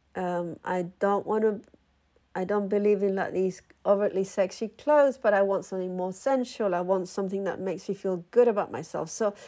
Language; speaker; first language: English; early bilingual, other home language; Spanish